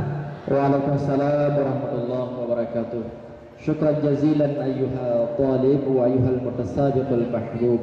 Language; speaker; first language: Arabic; non-native, learner; Achinese